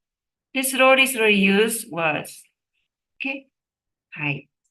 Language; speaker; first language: English; non-native, learner; Japanese